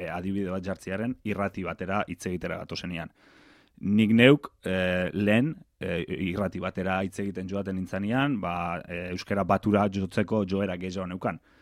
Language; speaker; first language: Basque; native; Basque